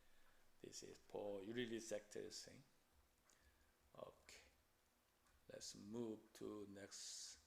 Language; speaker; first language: English; non-native, fluent; Korean